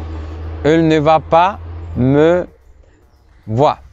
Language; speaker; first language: French; non-native, fluent; Spanish